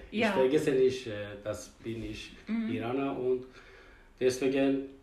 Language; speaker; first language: German; non-native, fluent; Persian